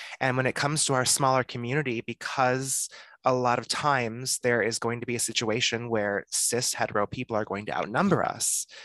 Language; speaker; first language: English; native; English